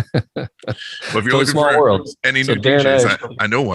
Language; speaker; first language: English; native; English